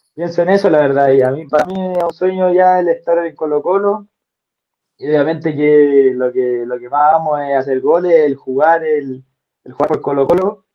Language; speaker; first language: Spanish; native; Spanish